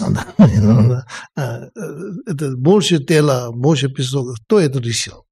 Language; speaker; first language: Russian; non-native, learner; Tibetan